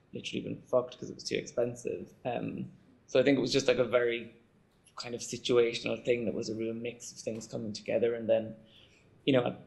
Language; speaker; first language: English; native; English